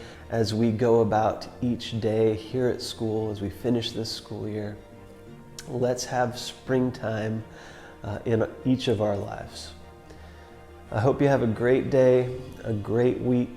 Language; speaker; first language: English; native; English